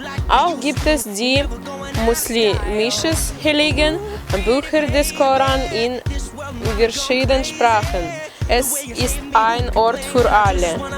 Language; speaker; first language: German; non-native, learner; Russian